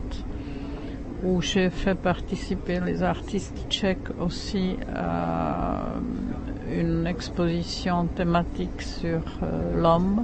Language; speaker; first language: French; non-native, fluent; Czech